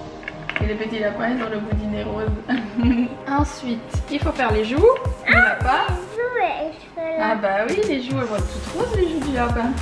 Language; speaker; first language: French; native; French